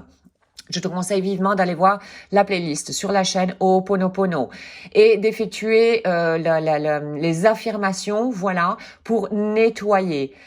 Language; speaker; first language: French; native; French